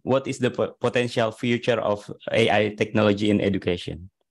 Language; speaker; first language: English; non-native, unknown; Indonesian